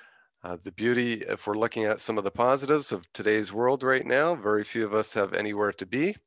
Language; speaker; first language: English; native; English